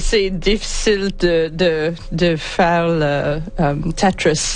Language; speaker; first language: French; non-native, local second language; English